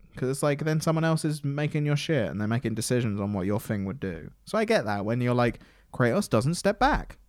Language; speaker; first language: English; native; English